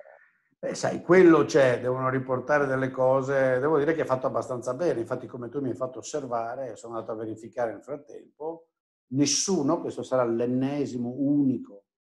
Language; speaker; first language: Italian; native; Italian